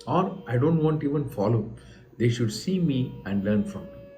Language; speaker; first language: English; non-native, local second language; Tamil